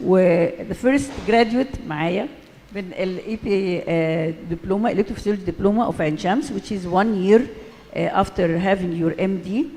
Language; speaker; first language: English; non-native, fluent; Arabic